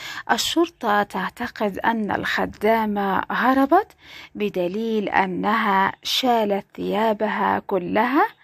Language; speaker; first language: Arabic; native; Arabic